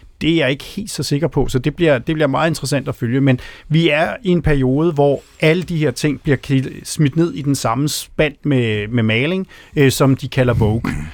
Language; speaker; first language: Danish; native; Danish